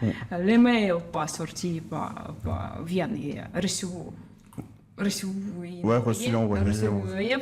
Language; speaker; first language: French; non-native, learner; Ukrainian